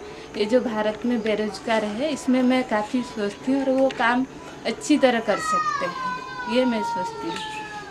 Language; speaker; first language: Hindi; non-native, local second language; Odia